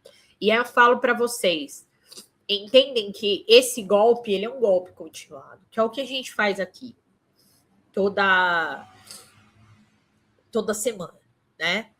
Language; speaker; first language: Portuguese; native; Portuguese